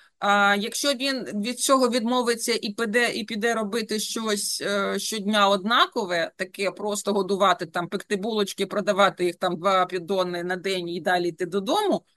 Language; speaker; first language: Ukrainian; native; Ukrainian